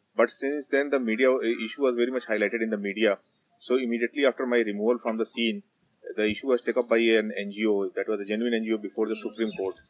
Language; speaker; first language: English; non-native, local second language; Hindi